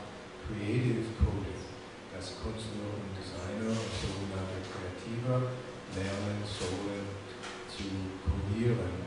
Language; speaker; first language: German; non-native, fluent; English